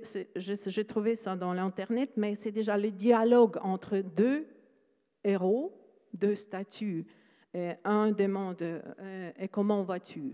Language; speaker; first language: French; non-native, fluent; Ukrainian